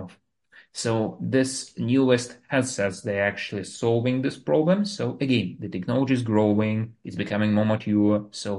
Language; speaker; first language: English; non-native, fluent; Russian